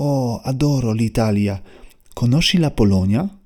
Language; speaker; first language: Italian; non-native, learner; Polish